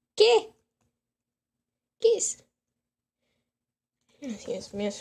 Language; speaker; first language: Spanish; non-native, learner; English